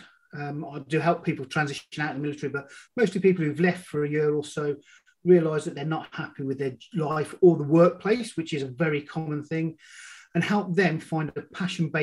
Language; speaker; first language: English; native; English